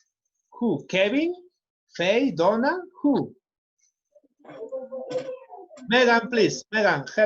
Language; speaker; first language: English; non-native, fluent; Spanish